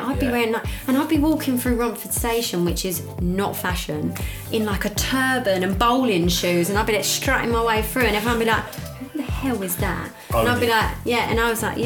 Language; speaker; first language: English; native; English